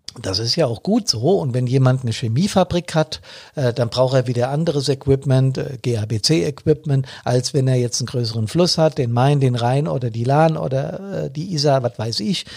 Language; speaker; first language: German; native; German